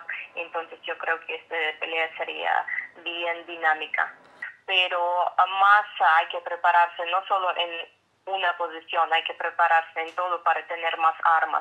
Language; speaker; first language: Spanish; non-native, fluent; Russian